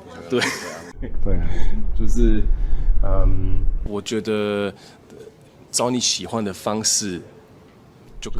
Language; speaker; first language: Chinese; non-native, fluent; German